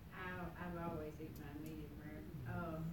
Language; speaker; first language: English; native; English